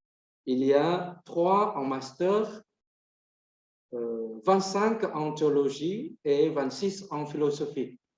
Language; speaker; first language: French; non-native, fluent; Vietnamese